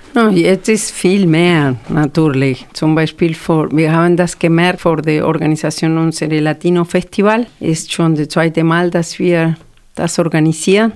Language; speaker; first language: German; non-native, fluent; Spanish